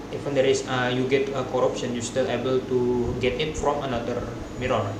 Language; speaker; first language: English; non-native, learner; Indonesian